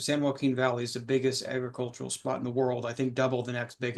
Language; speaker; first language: English; native; English